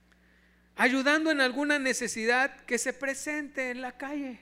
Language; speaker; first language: Spanish; native; Spanish